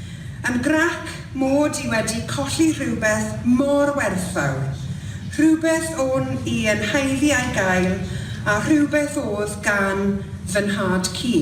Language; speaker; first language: Welsh; non-native, local second language; English